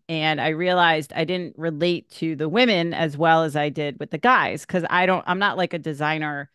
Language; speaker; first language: English; native; English